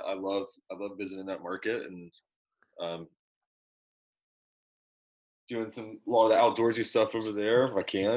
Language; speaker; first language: English; native; English